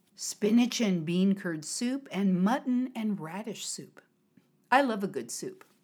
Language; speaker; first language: English; native; English